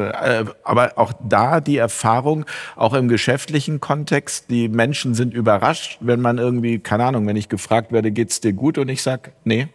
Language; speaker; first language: German; native; German